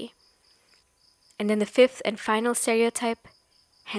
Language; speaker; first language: English; non-native, local second language; Malay